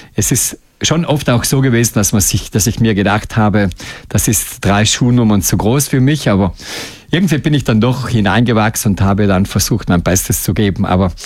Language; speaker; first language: German; non-native, local second language; Ladin